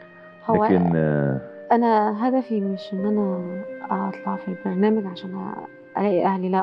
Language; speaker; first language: Arabic; native; Arabic